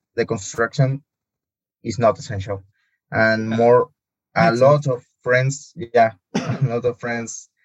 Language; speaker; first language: English; non-native, learner; Spanish